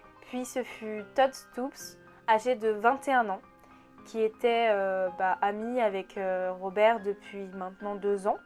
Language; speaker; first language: French; native; French